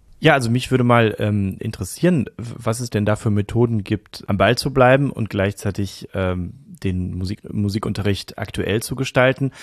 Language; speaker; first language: German; native; German